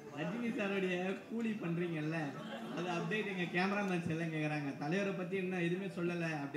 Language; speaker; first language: Tamil; native; Tamil